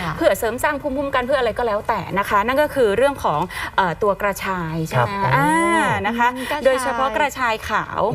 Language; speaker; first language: Thai; native; Thai